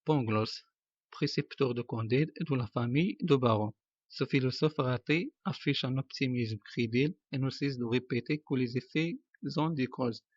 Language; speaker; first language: French; non-native, local second language; Arabic